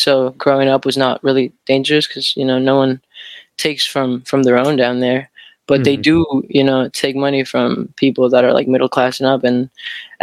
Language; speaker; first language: English; non-native, fluent; Spanish